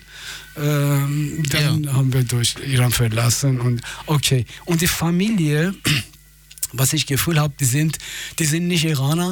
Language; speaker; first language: German; non-native, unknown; Persian